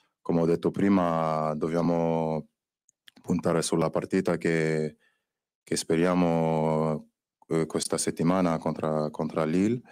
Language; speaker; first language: Italian; non-native, fluent; French